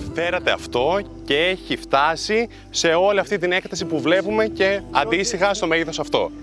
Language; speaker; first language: Greek; native; Greek